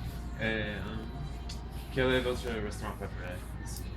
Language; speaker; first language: French; non-native, learner; English